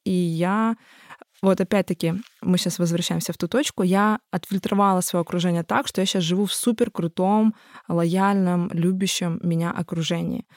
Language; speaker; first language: Russian; native; Russian